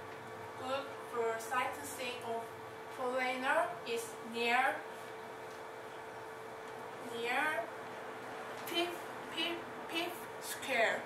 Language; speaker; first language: English; non-native, learner; Korean